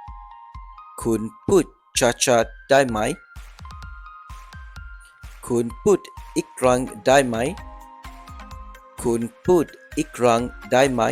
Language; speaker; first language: Thai; non-native, learner; English